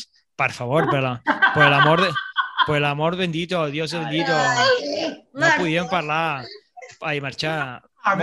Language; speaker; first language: Catalan; native; Catalan